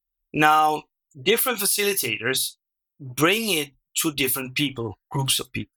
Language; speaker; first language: English; non-native, fluent; Danish